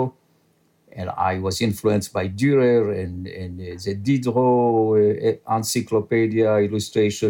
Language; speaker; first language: English; non-native, fluent; French